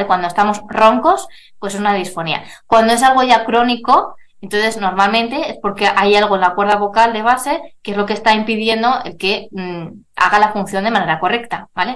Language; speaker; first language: Spanish; native; Spanish